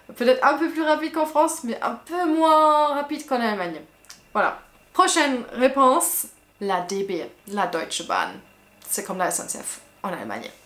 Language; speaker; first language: French; non-native, fluent; German